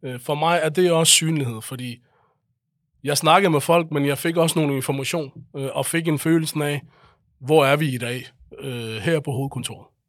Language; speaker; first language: Danish; early bilingual, other home language; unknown